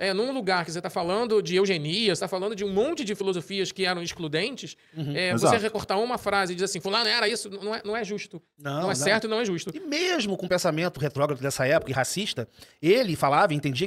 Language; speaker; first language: Portuguese; native; Portuguese